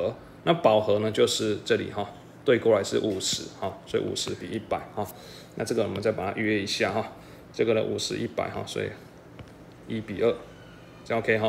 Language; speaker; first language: Chinese; native; Chinese